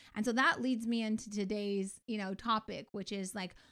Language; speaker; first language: English; native; English